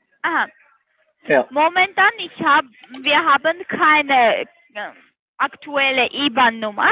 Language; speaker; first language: German; non-native, learner; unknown